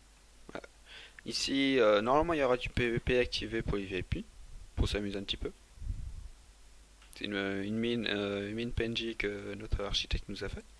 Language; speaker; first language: French; native; French